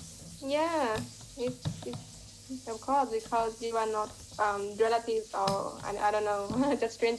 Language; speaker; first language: English; non-native, fluent; Vietnamese